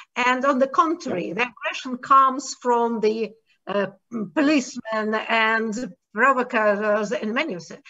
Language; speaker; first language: English; non-native, fluent; Russian